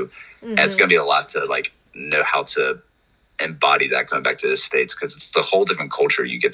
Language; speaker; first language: English; native; English